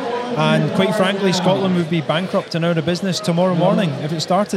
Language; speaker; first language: English; native; English